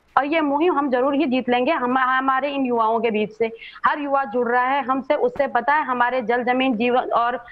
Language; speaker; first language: Hindi; native; Hindi